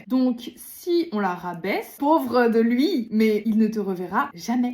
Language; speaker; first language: French; native; French